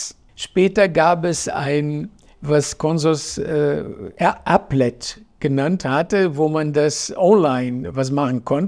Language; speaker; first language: German; non-native, fluent; Portuguese